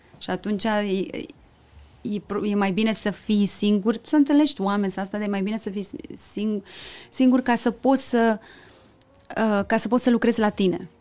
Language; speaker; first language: Romanian; early bilingual, heritage; Romanian